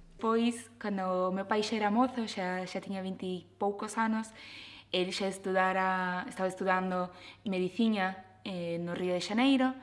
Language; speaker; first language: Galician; early bilingual, other home language; Portuguese